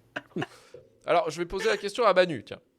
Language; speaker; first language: French; native; French